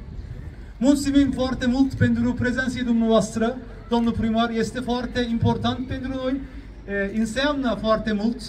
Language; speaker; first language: Romanian; non-native, learner; Turkish